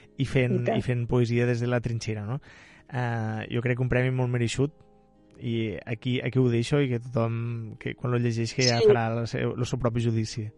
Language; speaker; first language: Catalan; native; Catalan